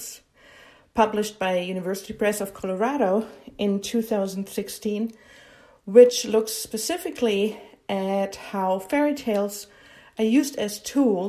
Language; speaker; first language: English; non-native, fluent; German